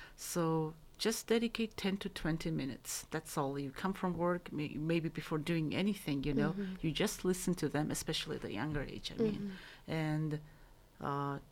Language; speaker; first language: English; non-native, fluent; Mongolian